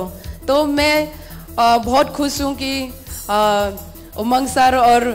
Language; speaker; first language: Hindi; non-native, local second language; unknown